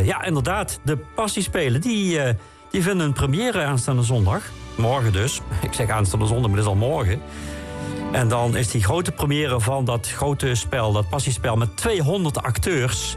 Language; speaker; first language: Dutch; native; Dutch